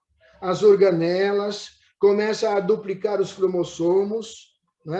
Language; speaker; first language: Portuguese; native; Portuguese